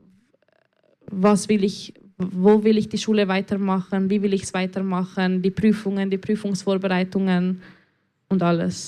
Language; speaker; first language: German; early bilingual, other home language; Spanish